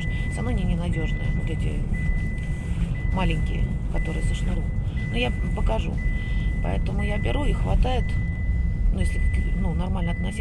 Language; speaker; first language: Russian; native; Russian